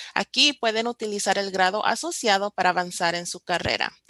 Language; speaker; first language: Spanish; early bilingual, heritage; Spanish